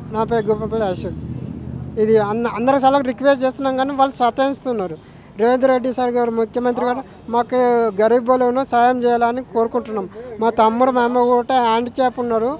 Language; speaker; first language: Telugu; native; Telugu